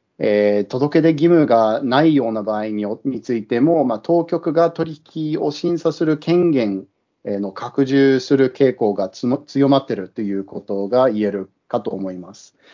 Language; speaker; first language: Japanese; non-native, fluent; English